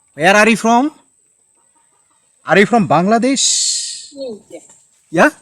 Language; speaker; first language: English; non-native, learner; Bangla